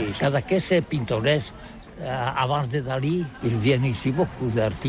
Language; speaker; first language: French; non-native, learner; Catalan